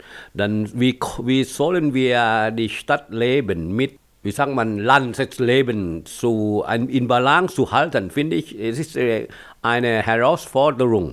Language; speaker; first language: German; non-native, fluent; Thai